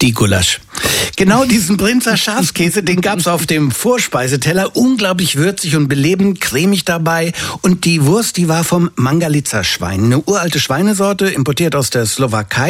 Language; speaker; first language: German; native; German